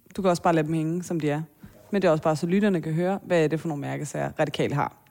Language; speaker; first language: Danish; native; Danish